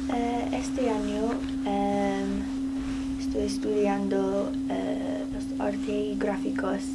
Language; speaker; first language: Spanish; non-native, learner; English